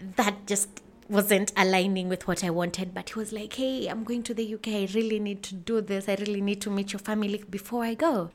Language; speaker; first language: English; non-native, local second language; Kikuyu